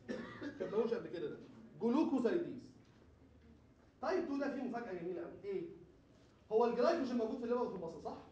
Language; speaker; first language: Arabic; native; Arabic